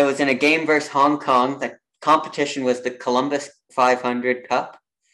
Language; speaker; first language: English; native; English